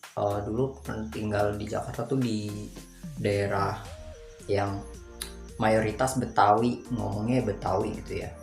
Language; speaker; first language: Indonesian; native; Indonesian